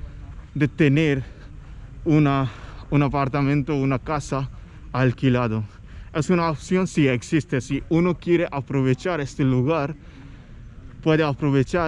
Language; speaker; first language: Spanish; non-native, fluent; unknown